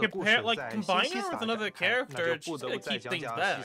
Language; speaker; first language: Chinese; native; Chinese